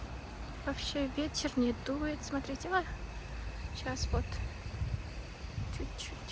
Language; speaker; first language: Russian; non-native, local second language; Kazakh